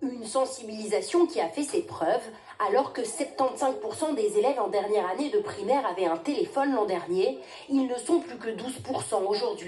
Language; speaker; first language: French; native; French